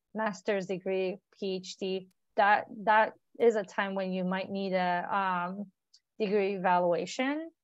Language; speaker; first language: English; non-native, fluent; Turkish